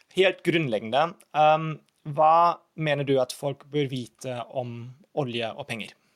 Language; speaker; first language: Norwegian; non-native, fluent; German